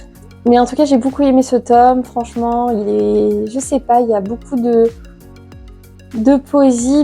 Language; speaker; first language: French; native; French